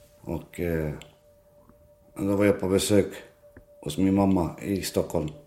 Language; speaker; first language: Swedish; non-native, local second language; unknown